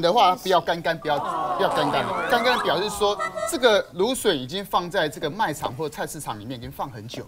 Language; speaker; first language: Chinese; native; Chinese